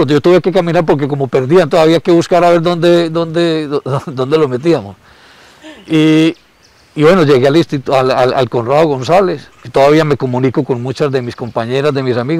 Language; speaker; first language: Spanish; native; Spanish